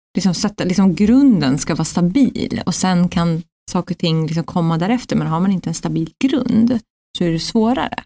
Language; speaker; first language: Swedish; early bilingual, other home language; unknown